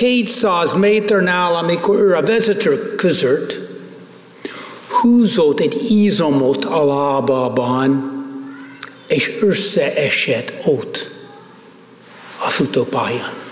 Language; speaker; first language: Hungarian; non-native, fluent; English